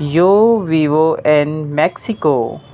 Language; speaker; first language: Spanish; non-native, fluent; Hindi